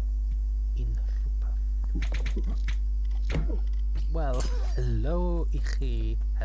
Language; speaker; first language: Welsh; non-native, learner; English